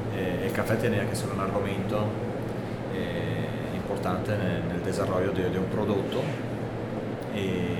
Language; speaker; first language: Spanish; non-native, learner; Italian